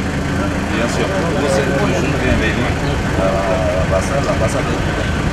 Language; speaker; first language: French; non-native, learner; Spanish